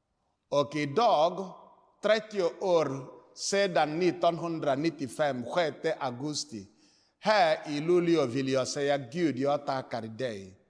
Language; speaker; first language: Swedish; non-native, fluent; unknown